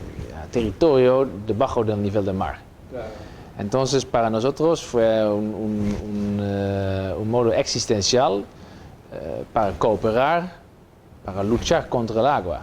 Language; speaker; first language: Spanish; non-native, fluent; Dutch